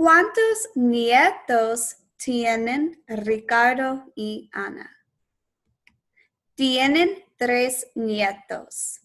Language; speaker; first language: Spanish; non-native, fluent; English